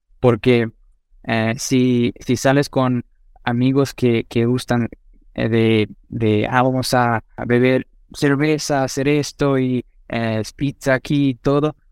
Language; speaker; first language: Spanish; non-native, fluent; Portuguese